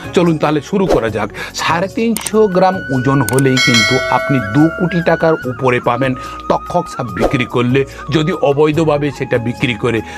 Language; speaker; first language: Bangla; non-native, local second language; Kok Borok